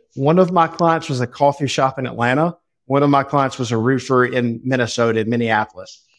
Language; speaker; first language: English; native; English